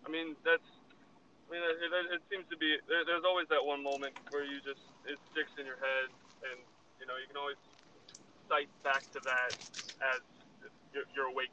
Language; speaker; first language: English; native; English